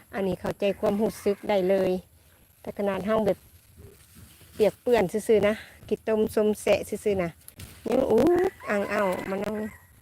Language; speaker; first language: Thai; native; Thai